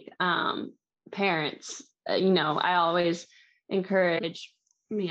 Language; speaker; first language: English; native; English